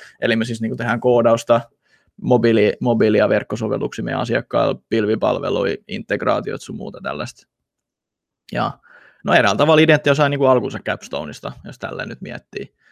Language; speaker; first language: Finnish; early bilingual, other home language; Russian